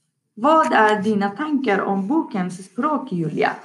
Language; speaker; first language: Swedish; non-native, learner; Persian